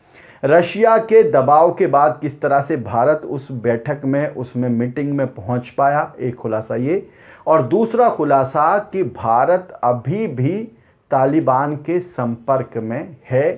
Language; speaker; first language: Hindi; native; Hindi